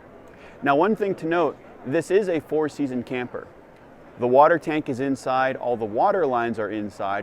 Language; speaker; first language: English; native; English